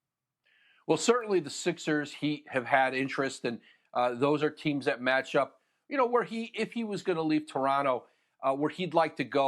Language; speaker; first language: English; native; English